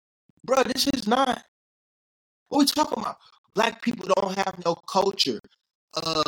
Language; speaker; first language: English; native; English